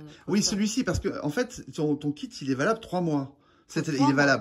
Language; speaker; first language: French; native; French